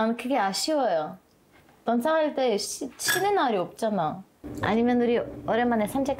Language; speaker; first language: Korean; non-native, learner; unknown